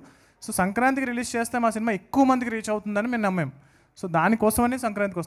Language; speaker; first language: Telugu; native; Telugu